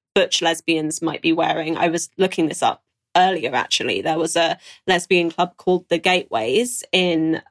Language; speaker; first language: English; native; English